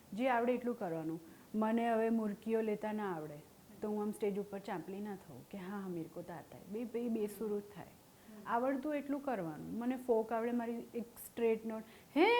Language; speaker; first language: Gujarati; non-native, local second language; Hindi